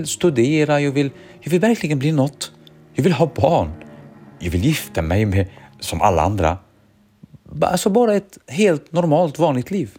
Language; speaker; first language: Swedish; early bilingual, other home language; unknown